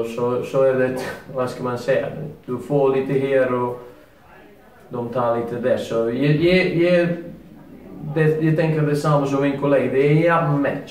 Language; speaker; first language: Swedish; non-native, learner; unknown